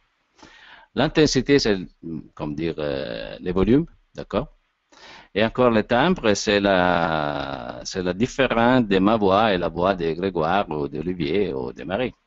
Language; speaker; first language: French; non-native, learner; Italian